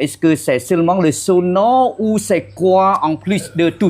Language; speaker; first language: French; non-native, fluent; Khmer